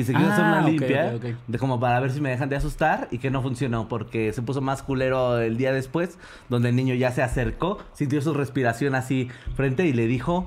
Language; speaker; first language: Spanish; native; Spanish